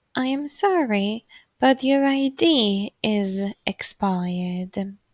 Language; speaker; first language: English; non-native, fluent; Polish